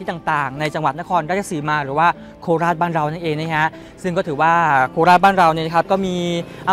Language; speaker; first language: Thai; native; Thai